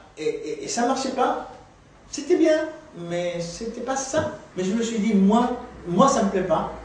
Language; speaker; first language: French; non-native, fluent; Spanish